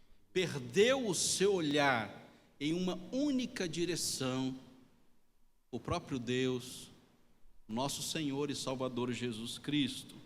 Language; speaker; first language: Portuguese; native; Portuguese